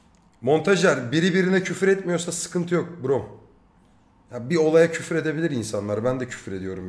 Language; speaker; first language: Turkish; native; Turkish